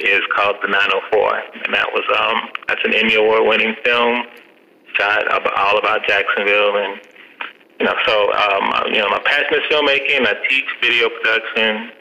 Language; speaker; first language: English; native; English